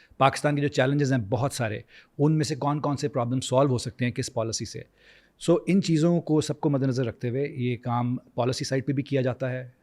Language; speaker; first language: Urdu; native; Urdu